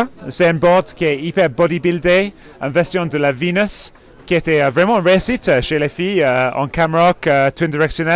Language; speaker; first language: French; non-native, fluent; English